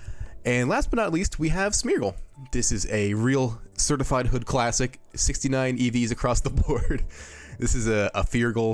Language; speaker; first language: English; native; English